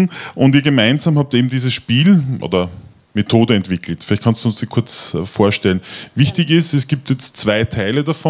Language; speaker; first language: German; native; German